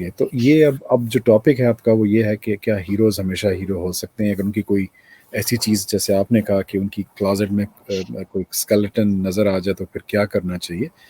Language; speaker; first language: Urdu; native; Urdu